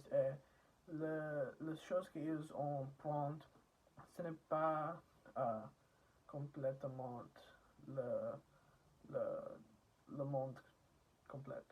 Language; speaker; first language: French; non-native, learner; English